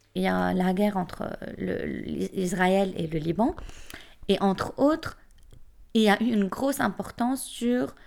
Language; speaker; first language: French; non-native, local second language; Arabic